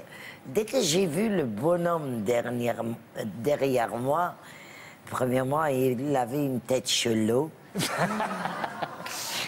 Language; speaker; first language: French; non-native, local second language; Arabic